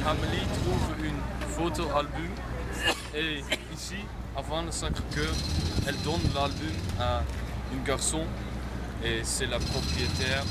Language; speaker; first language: French; non-native, learner; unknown